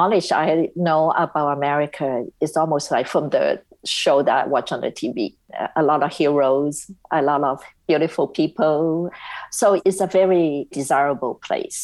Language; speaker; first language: English; non-native, local second language; Cantonese